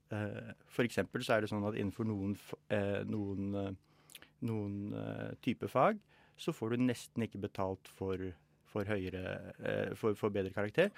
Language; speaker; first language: Norwegian; native; Norwegian